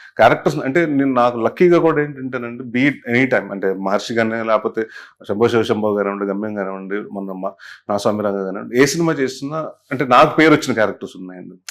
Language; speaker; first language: Telugu; native; Telugu